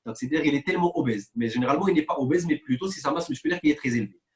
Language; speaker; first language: French; non-native, local second language; Arabic